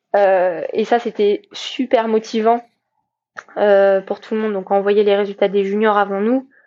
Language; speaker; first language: French; native; French